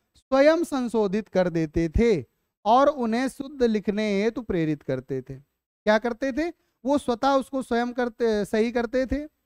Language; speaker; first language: Hindi; native; Hindi